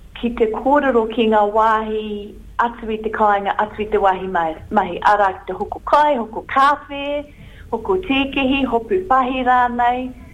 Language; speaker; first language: Māori; non-native, local second language; English